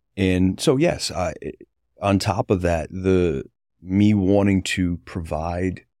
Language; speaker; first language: English; native; English